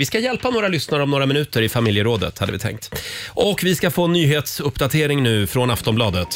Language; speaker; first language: Swedish; native; Swedish